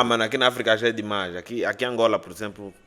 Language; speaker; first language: Portuguese; native; Portuguese